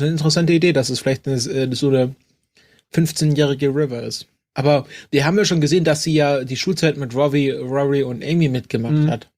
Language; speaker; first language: German; native; German